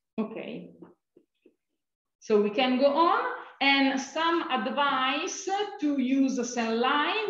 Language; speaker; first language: English; non-native, fluent; Italian